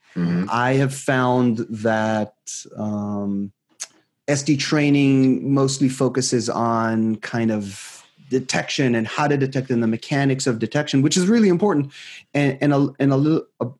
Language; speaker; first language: English; non-native, fluent; Hebrew